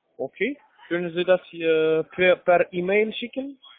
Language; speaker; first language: German; non-native, learner; Russian